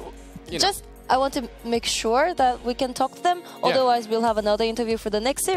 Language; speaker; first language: English; non-native, fluent; French